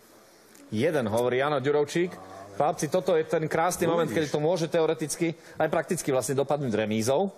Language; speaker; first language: Slovak; native; Slovak